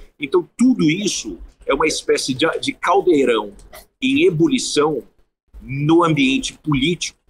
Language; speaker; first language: Portuguese; early bilingual, heritage; Portuguese